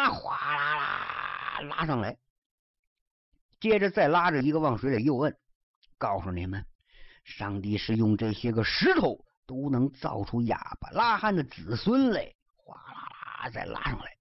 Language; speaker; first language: Chinese; native; Chinese